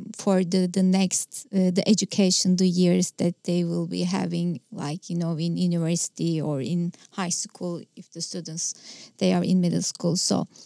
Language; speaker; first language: English; non-native, fluent; Turkish